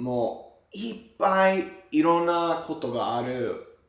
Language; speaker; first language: Japanese; non-native, learner; English